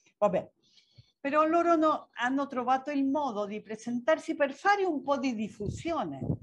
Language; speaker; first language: Italian; non-native, fluent; Spanish